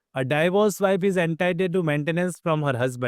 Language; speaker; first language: English; non-native, local second language; Gujarati